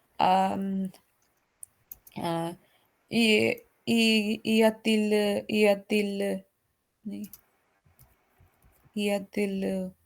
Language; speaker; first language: French; non-native, learner; Hindi